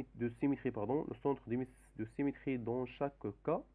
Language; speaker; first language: French; non-native, local second language; Arabic